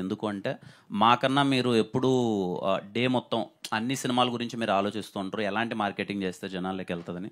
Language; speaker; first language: Telugu; native; Telugu